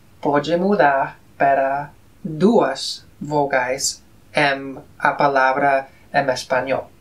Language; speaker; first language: Portuguese; non-native, fluent; Spanish